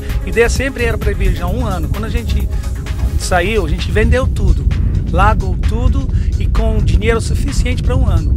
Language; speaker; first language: Portuguese; non-native, fluent; English